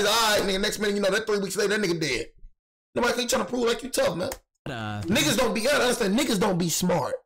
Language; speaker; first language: English; native; English